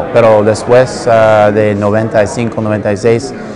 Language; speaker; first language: Spanish; non-native, learner; English